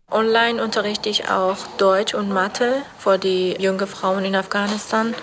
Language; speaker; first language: German; non-native, fluent; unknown